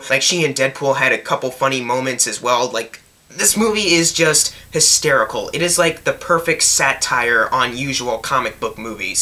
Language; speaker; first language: English; native; English